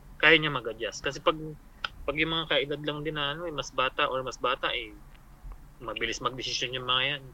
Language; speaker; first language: Filipino; native; Filipino